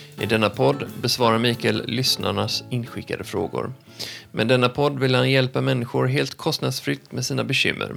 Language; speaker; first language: Swedish; native; Swedish